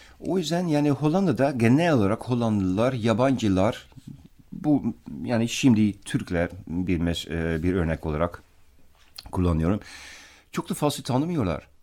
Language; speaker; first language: Turkish; non-native, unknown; Dutch